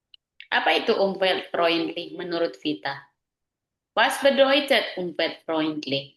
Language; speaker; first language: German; non-native, learner; Indonesian